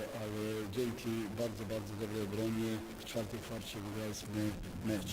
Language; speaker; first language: Polish; non-native, fluent; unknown